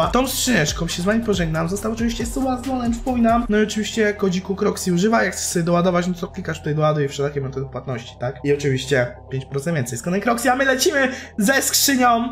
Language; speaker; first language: Polish; native; Polish